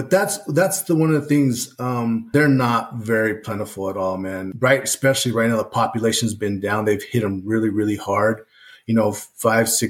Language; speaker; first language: English; native; English